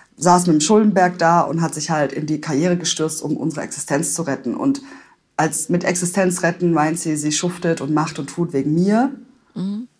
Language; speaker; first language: German; native; German